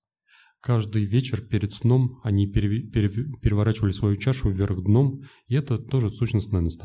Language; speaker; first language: Russian; native; Russian